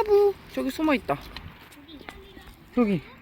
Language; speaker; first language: Korean; native; Korean